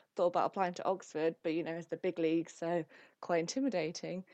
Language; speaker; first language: English; early bilingual, other home language; Italian